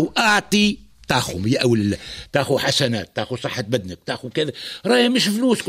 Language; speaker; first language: Arabic; native; Arabic